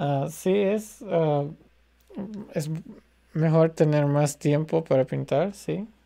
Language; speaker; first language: Spanish; early bilingual, heritage; Spanish